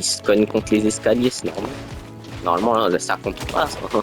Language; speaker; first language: French; native; French